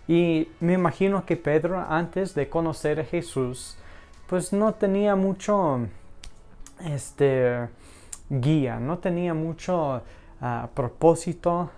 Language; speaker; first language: Spanish; non-native, fluent; English